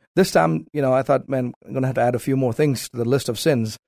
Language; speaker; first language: English; non-native, local second language; Malayalam